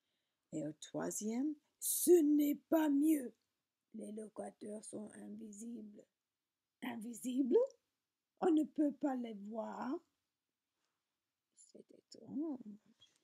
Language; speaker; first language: French; non-native, learner; English